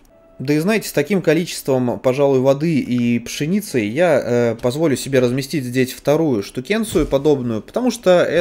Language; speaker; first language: Russian; native; Russian